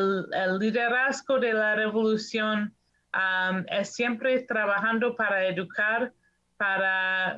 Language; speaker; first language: Spanish; non-native, learner; English